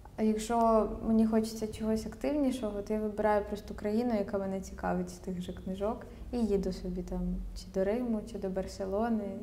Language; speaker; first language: Ukrainian; native; Ukrainian